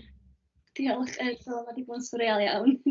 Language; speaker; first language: Welsh; native; Welsh